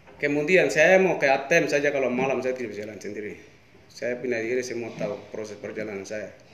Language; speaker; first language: Indonesian; non-native, local second language; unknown